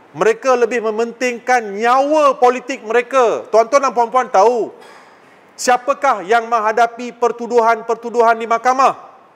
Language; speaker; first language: Malay; non-native, local second language; Tamil